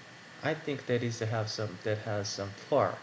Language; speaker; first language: English; non-native, learner; Korean